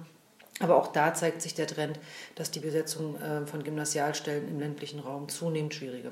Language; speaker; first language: German; native; German